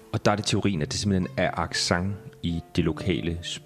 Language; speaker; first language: Danish; native; Danish